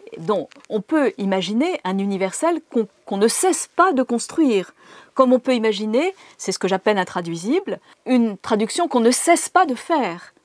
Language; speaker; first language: French; native; French